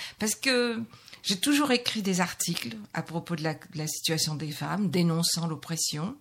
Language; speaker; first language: French; native; French